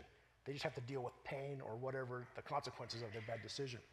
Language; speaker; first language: English; native; English